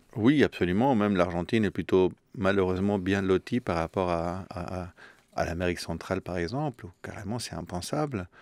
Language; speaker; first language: French; early bilingual, other home language; Spanish